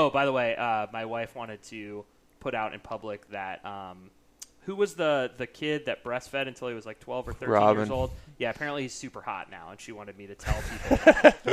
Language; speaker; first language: English; native; English